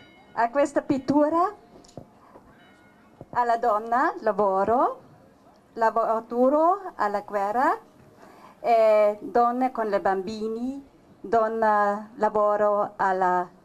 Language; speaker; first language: Italian; non-native, learner; German